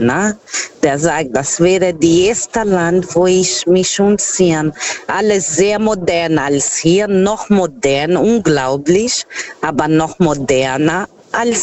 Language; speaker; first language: German; non-native, fluent; Portuguese